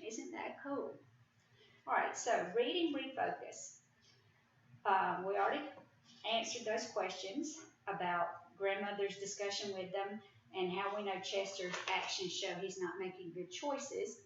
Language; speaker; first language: English; native; English